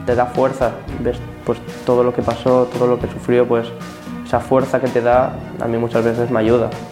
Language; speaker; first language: Spanish; native; Spanish